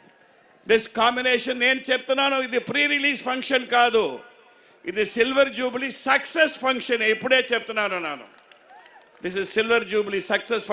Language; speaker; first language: Telugu; non-native, learner; Tamil